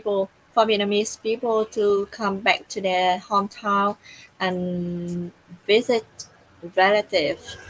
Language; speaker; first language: English; non-native, learner; Vietnamese